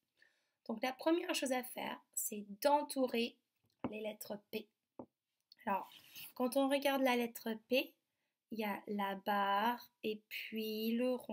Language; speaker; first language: French; native; French